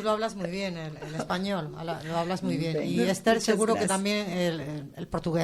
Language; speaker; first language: Spanish; native; Spanish